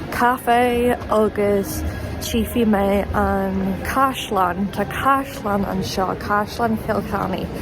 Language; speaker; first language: Irish; non-native, local second language; English